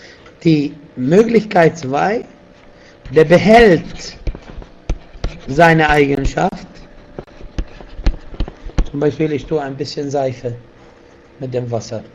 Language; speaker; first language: German; non-native, fluent; Arabic